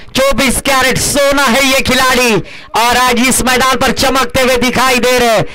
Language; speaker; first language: Hindi; non-native, local second language; Marathi